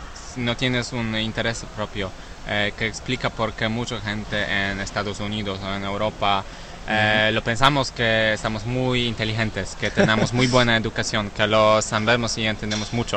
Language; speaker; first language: Spanish; non-native, learner; Polish